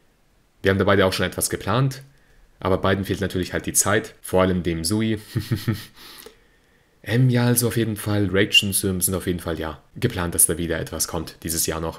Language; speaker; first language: German; native; German